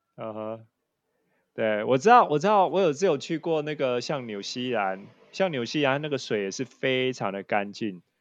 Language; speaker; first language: Chinese; native; Chinese